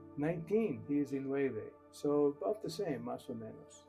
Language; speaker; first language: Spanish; non-native, learner; English